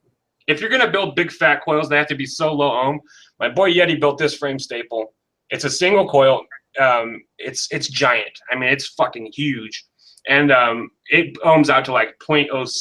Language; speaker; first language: English; native; English